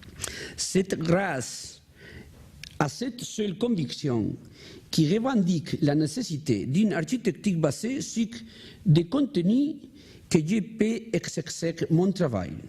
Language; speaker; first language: French; non-native, learner; Spanish